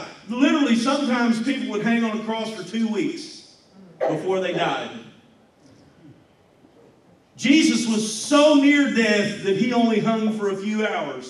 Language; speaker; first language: English; native; English